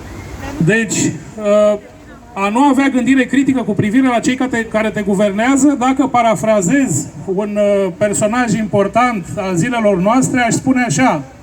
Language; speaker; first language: Romanian; native; Romanian